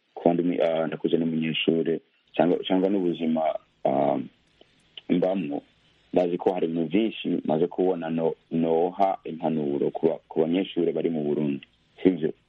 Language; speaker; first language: Rundi; early bilingual, heritage; Rundi